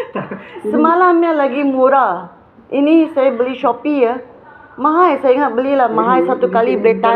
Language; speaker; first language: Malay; non-native, local second language; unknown